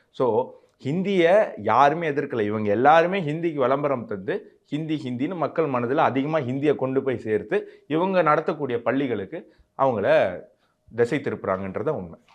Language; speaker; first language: Tamil; native; Tamil